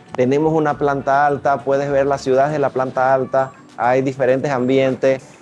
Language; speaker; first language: Spanish; native; Spanish